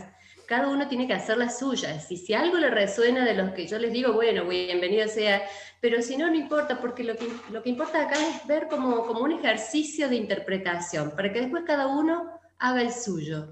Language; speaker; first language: Spanish; native; Spanish